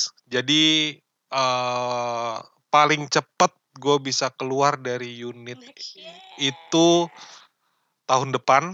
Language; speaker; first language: Indonesian; native; Indonesian